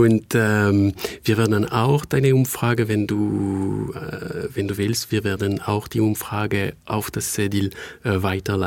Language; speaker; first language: German; non-native, fluent; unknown